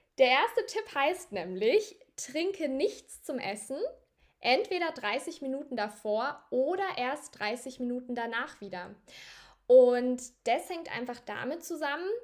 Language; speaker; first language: German; native; German